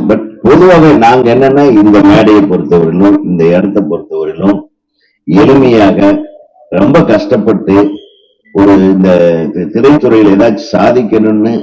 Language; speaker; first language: Tamil; native; Tamil